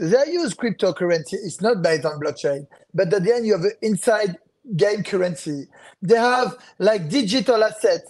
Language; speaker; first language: English; non-native, fluent; French